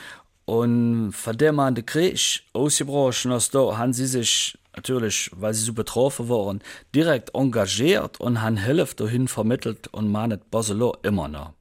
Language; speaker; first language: German; native; German